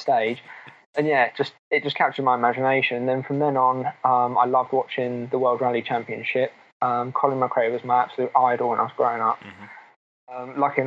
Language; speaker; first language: English; native; English